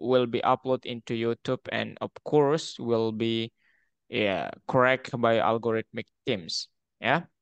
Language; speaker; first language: English; non-native, fluent; Indonesian